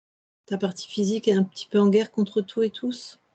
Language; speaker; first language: French; native; French